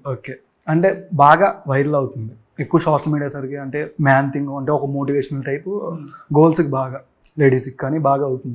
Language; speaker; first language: Telugu; native; Telugu